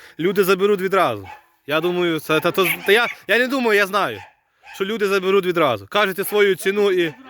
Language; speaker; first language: Ukrainian; native; Ukrainian